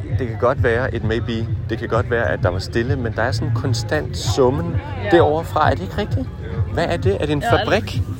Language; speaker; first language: Danish; native; Danish